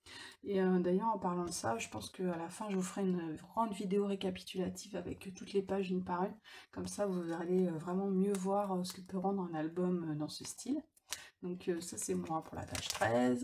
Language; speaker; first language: French; native; French